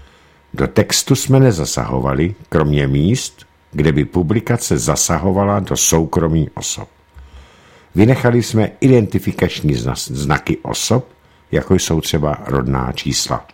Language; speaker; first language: Czech; native; Czech